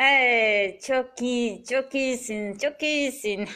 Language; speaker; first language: Turkish; non-native, learner; Serbian